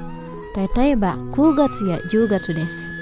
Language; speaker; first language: Japanese; non-native, fluent; Indonesian